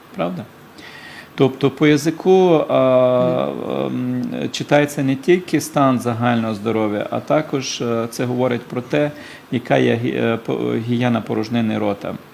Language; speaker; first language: Ukrainian; native; Ukrainian